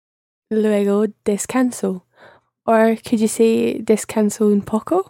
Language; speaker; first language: Spanish; non-native, learner; English